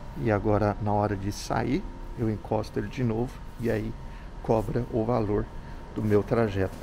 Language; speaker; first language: Portuguese; early bilingual, other home language; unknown